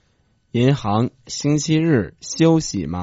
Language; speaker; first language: Chinese; non-native, learner; Croatian